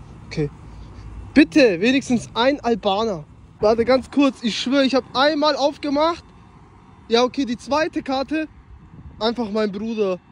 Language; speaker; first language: German; native; German